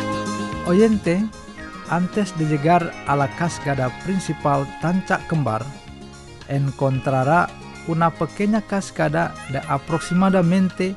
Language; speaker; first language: Spanish; non-native, fluent; Indonesian